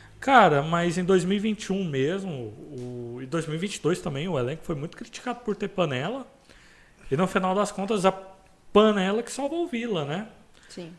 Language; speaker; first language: Portuguese; native; Portuguese